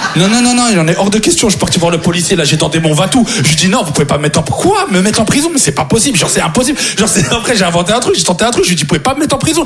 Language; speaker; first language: French; native; French